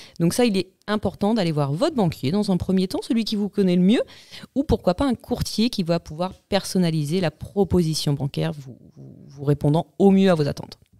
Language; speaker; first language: French; native; French